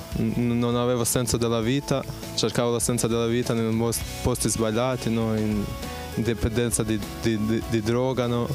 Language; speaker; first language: Italian; non-native, fluent; Bosnian